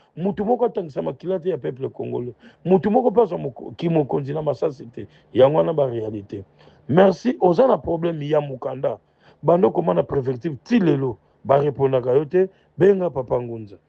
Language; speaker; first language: Lingala; non-native, local second language; Kongo